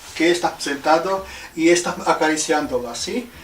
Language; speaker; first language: Spanish; non-native, fluent; Slovak